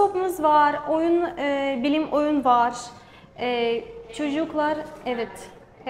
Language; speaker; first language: Turkish; non-native, learner; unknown